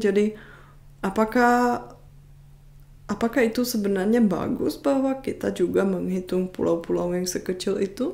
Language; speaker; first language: Indonesian; non-native, fluent; Czech